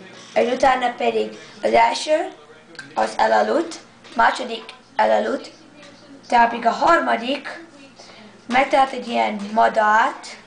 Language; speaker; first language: Hungarian; early bilingual, heritage; English